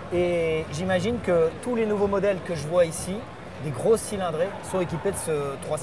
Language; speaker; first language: French; native; French